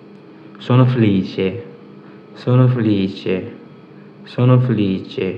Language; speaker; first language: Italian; non-native, learner; Urdu